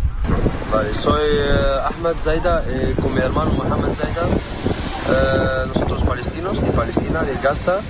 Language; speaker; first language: Spanish; non-native, learner; Arabic